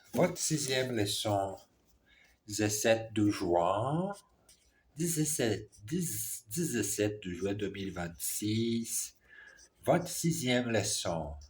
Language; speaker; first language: French; non-native, learner; Portuguese